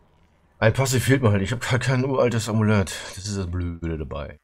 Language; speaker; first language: German; native; German